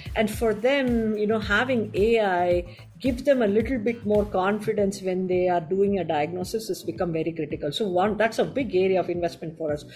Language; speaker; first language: English; non-native, local second language; Tamil